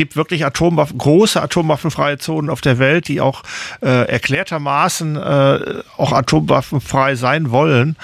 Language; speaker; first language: German; native; German